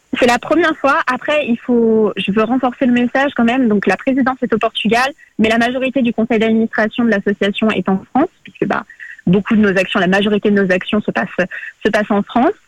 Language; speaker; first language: French; early bilingual, other home language; Portuguese